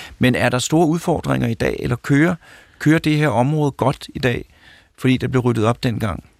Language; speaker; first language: Danish; native; Danish